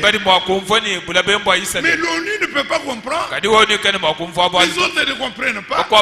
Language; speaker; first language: French; non-native, local second language; Luba-Lulua